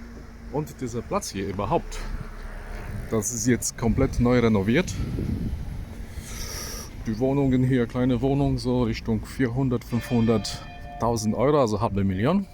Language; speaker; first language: German; non-native, fluent; Polish